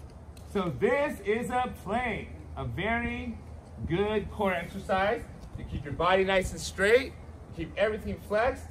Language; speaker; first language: English; native; English